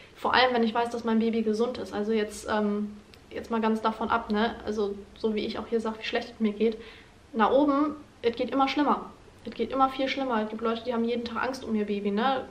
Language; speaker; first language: German; native; German